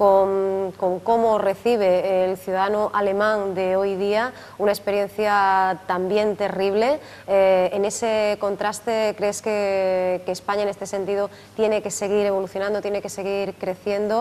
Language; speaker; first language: Spanish; native; Spanish